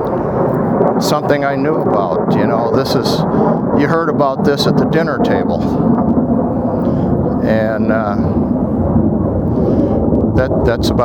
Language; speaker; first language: English; native; English